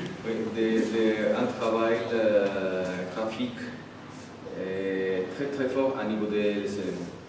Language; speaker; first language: French; non-native, fluent; Spanish